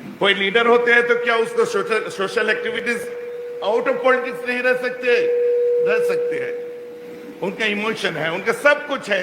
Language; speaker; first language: Urdu; non-native, local second language; Bangla